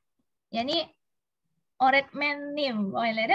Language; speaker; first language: Turkish; non-native, learner; Indonesian